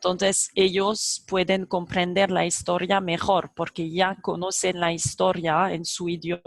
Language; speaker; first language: Spanish; non-native, fluent; French